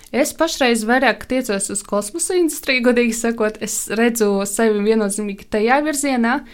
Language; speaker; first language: Latvian; non-native, local second language; Russian